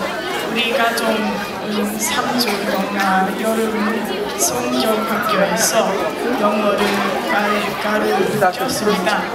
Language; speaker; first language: Korean; early bilingual, heritage; English